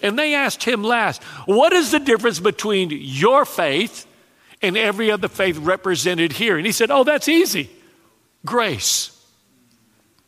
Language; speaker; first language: English; native; English